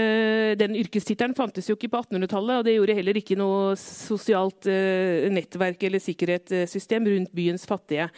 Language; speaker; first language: Norwegian; native; Norwegian